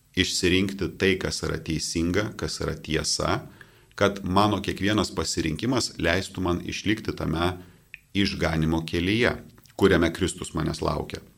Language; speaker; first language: Lithuanian; non-native, local second language; Polish